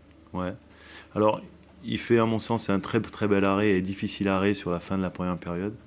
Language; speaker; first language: French; native; French